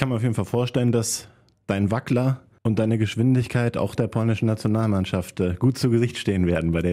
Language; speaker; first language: German; native; German